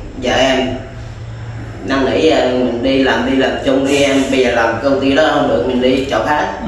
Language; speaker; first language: Vietnamese; non-native, local second language; Khmer